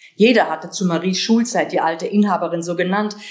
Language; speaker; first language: German; native; German